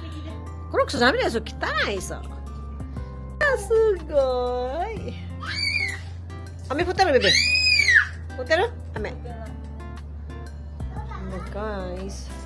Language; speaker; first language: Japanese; non-native, fluent; Filipino